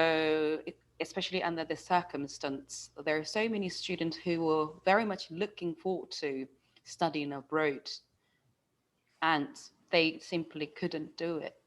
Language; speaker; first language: English; non-native, fluent; Japanese